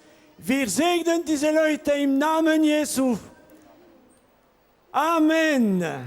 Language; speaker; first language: German; non-native, local second language; French